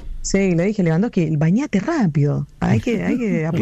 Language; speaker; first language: Spanish; native; Spanish